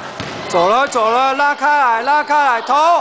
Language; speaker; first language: Chinese; native; Chinese